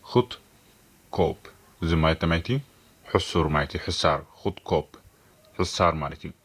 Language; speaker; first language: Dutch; non-native, fluent; Tigrinya